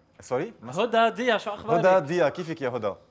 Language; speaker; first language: Arabic; native; Arabic